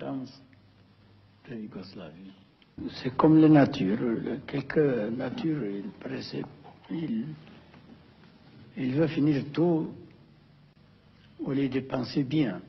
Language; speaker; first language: French; non-native, fluent; Amharic